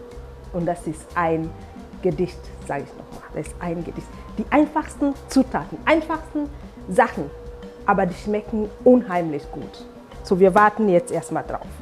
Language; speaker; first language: German; non-native, fluent; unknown